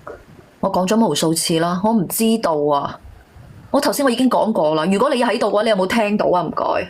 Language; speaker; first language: Cantonese; native; Cantonese